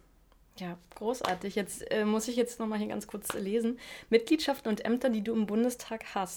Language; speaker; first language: German; native; German